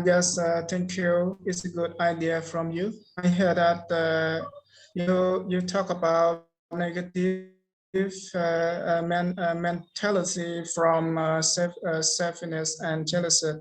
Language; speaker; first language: English; non-native, learner; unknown